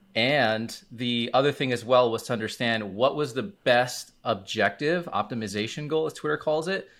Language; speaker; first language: English; native; English